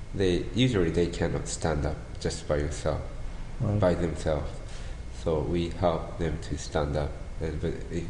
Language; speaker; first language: English; non-native, fluent; Japanese